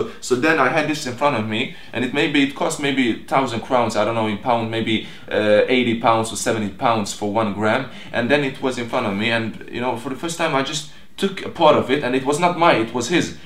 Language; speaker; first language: English; non-native, fluent; Croatian